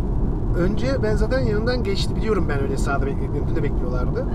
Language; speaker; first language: Turkish; native; Turkish